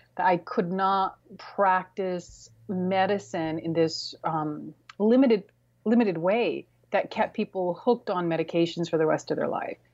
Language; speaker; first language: English; early bilingual, other home language; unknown